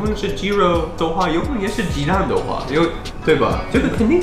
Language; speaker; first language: Chinese; non-native, fluent; English